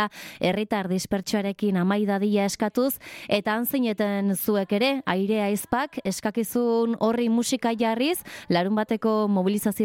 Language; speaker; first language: Basque; native; Basque